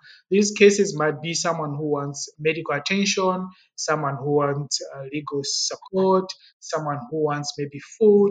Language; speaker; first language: English; non-native, local second language; Yao